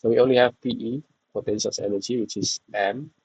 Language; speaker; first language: English; non-native, fluent; Indonesian